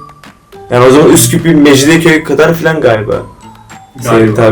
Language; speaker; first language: Turkish; native; Turkish